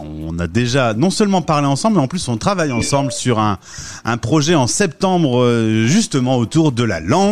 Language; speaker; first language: French; native; French